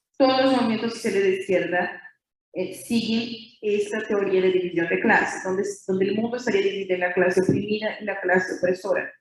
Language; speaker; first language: Spanish; non-native, fluent; Portuguese